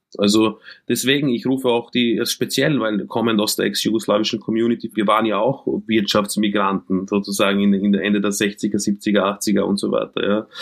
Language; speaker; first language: German; early bilingual, other home language; Croatian